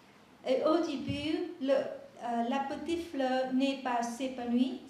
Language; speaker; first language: French; non-native, learner; Vietnamese